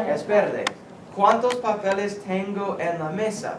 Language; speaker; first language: Spanish; non-native, fluent; English